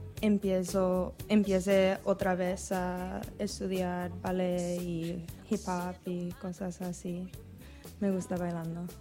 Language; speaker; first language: Spanish; non-native, learner; English